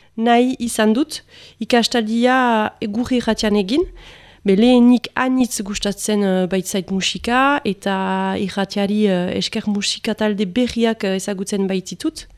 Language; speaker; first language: Basque; non-native, local second language; French